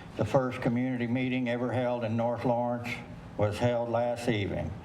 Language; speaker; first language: English; native; English